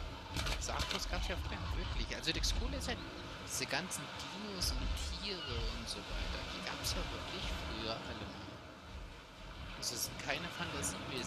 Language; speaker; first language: German; native; German